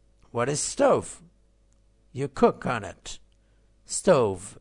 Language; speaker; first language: English; non-native, fluent; Persian